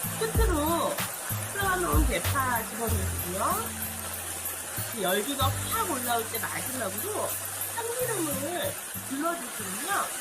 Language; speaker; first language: Korean; native; Korean